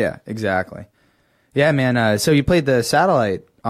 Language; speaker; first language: English; native; English